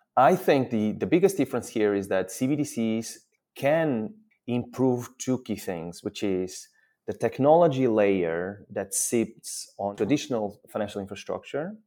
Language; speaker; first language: English; non-native, fluent; Portuguese